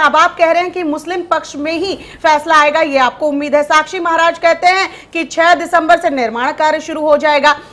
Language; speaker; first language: Hindi; native; Hindi